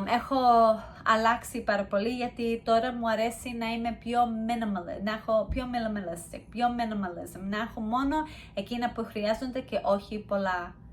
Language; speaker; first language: Greek; early bilingual, heritage; Greek